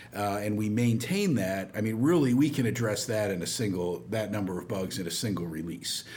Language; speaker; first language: English; native; English